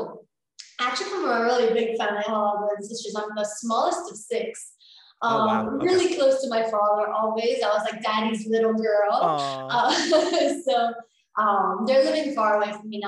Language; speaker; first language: English; early bilingual, other home language; Spanish